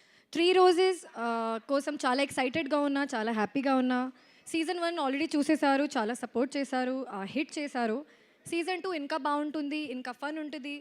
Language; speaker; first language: Telugu; non-native, local second language; Hindi